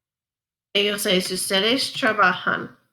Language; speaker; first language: Spanish; non-native, fluent; English